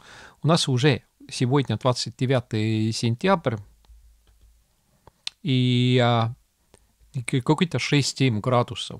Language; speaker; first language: Russian; non-native, local second language; Estonian